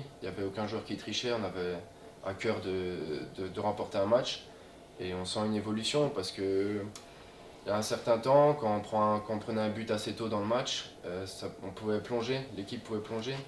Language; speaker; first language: French; native; French